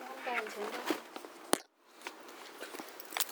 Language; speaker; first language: Chinese; native; Chinese